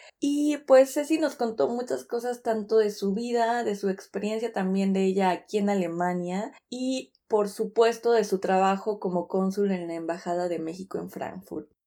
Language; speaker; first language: Spanish; native; Spanish